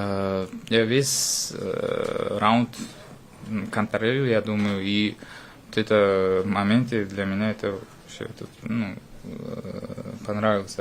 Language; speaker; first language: Russian; non-native, fluent; Uzbek